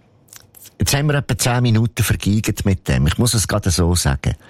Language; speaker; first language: German; native; German